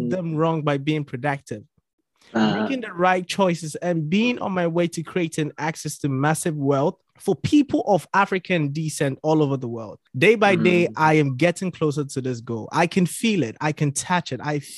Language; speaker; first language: English; non-native, local second language; Akan